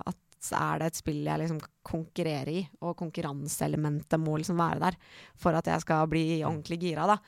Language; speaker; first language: Norwegian; early bilingual, other home language; Persian